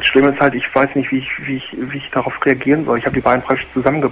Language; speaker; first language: German; native; German